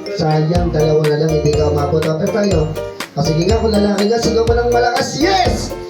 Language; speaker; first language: Filipino; native; Filipino